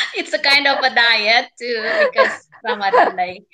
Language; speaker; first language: English; non-native, fluent; Indonesian